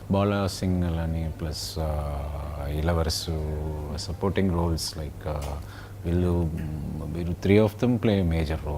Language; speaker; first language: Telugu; non-native, learner; Tamil